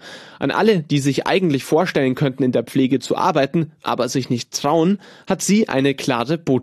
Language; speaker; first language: German; native; German